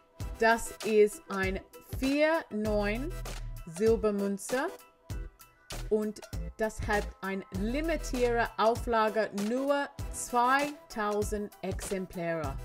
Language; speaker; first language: German; non-native, learner; English